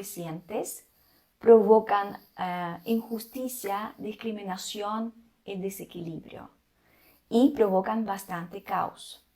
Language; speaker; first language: Spanish; non-native, fluent; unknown